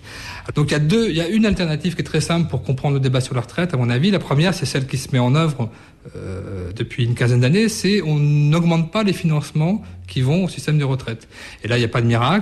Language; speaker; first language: French; native; French